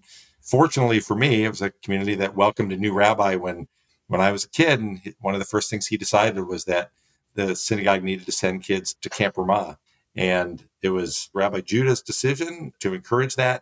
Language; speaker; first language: English; native; English